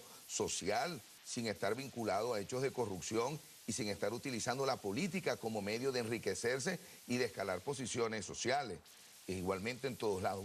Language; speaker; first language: Spanish; native; Spanish